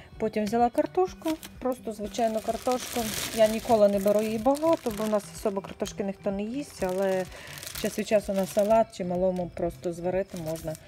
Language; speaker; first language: Ukrainian; non-native, local second language; Russian